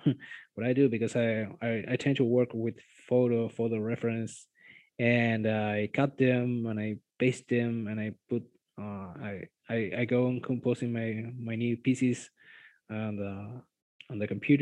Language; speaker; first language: English; non-native, fluent; Spanish